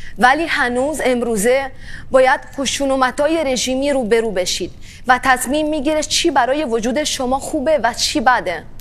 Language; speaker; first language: Persian; early bilingual, heritage; Italian